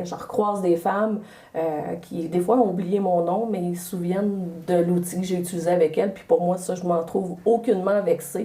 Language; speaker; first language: French; native; French